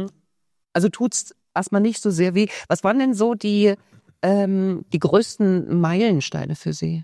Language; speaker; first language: German; native; German